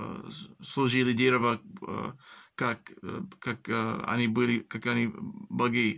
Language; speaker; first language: Russian; early bilingual, heritage; English